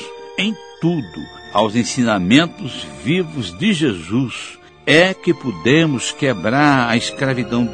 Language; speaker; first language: Portuguese; native; Portuguese